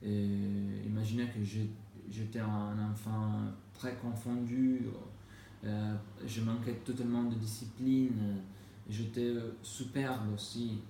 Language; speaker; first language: French; non-native, learner; Italian